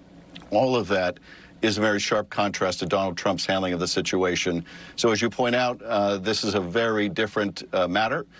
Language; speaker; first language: English; native; English